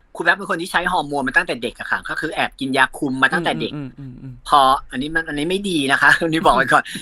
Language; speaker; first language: Thai; native; Thai